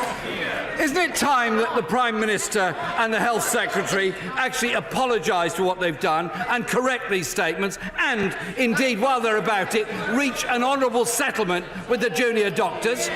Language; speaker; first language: English; native; English